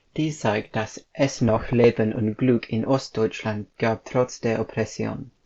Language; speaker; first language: German; non-native, learner; English